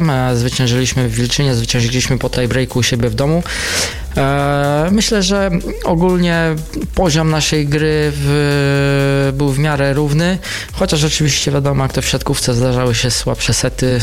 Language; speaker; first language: Polish; native; Polish